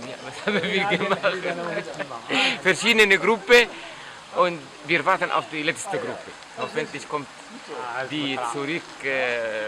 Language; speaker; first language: German; non-native, fluent; Arabic